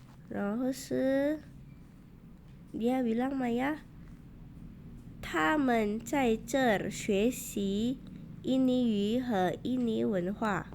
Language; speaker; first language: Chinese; non-native, fluent; Indonesian